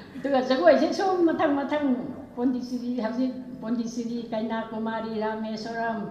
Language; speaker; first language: Manipuri; non-native, local second language; Rongmei Naga